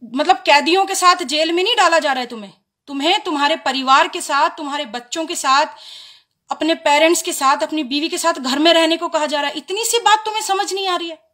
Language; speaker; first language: Hindi; native; Hindi